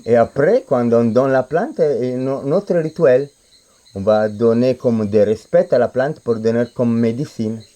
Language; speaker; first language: French; non-native, fluent; Spanish